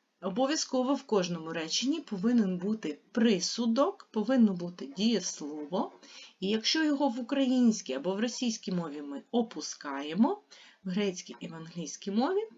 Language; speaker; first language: Ukrainian; native; Ukrainian